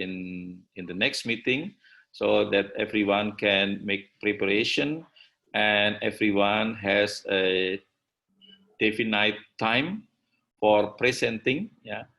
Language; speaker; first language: English; non-native, learner; Indonesian